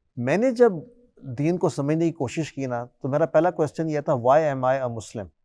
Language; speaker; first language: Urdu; native; Urdu